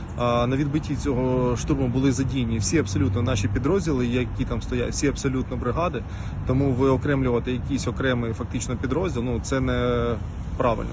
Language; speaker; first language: Ukrainian; native; Ukrainian